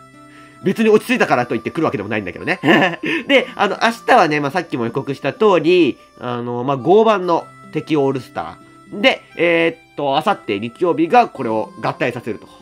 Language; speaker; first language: Japanese; native; Japanese